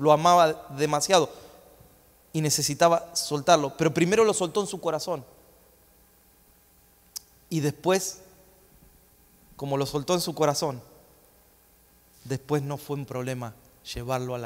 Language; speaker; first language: Spanish; native; Spanish